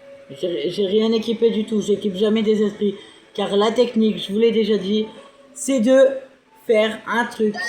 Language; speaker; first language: French; native; French